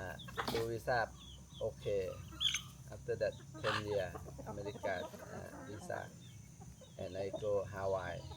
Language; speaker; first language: English; non-native, learner; Thai